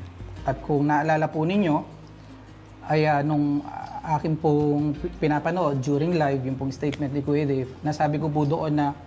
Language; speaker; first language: Filipino; native; Filipino